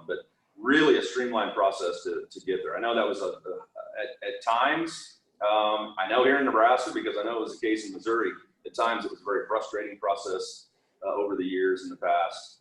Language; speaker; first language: English; native; English